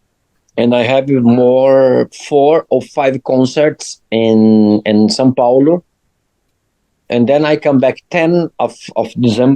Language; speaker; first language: English; non-native, learner; Portuguese